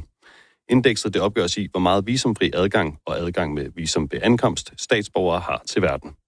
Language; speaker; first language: Danish; native; Danish